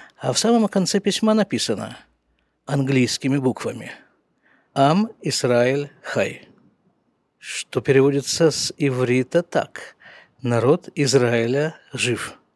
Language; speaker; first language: Russian; native; Russian